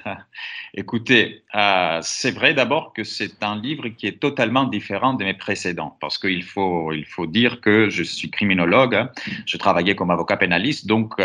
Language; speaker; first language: French; non-native, fluent; Greek